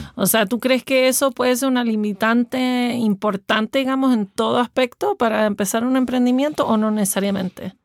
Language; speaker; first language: Spanish; native; Spanish